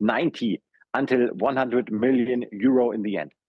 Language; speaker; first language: English; non-native, fluent; German